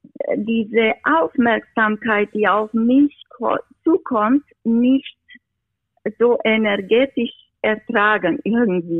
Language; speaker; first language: German; non-native, fluent; Romanian